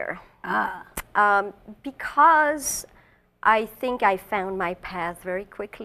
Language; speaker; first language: English; non-native, fluent; French